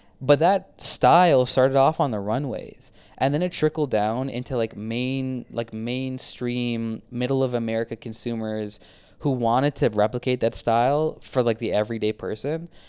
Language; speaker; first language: English; early bilingual, other home language; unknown